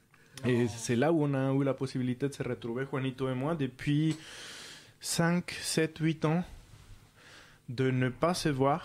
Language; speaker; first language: French; non-native, fluent; Spanish